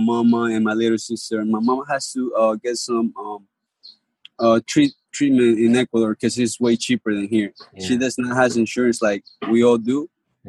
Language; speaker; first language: English; non-native, fluent; Spanish